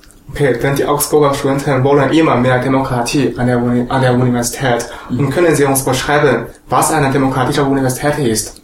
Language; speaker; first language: German; non-native, learner; Chinese